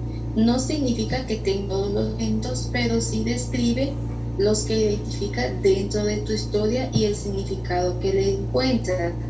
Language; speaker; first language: Spanish; native; Spanish